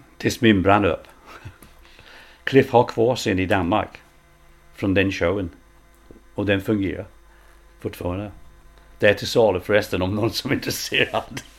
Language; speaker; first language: Swedish; non-native, fluent; English